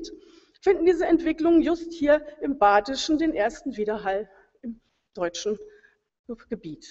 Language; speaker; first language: German; native; German